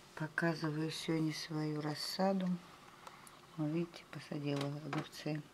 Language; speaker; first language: Russian; native; Russian